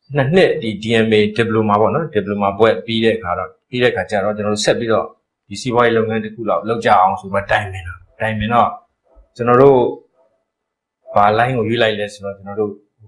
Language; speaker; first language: Burmese; non-native, local second language; Hakha Chin